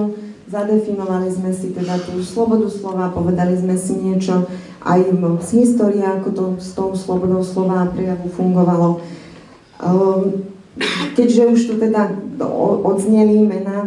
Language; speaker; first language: Slovak; native; Slovak